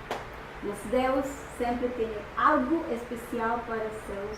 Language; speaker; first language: Portuguese; non-native, fluent; Spanish